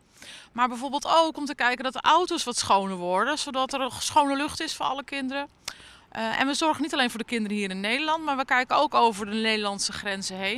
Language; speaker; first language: Dutch; native; Dutch